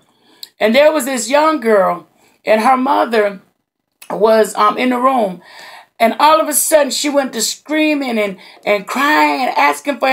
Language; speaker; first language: English; native; English